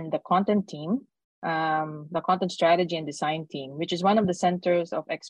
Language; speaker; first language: English; non-native, local second language; Filipino